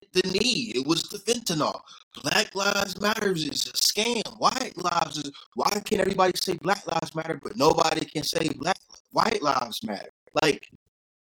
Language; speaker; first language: English; native; English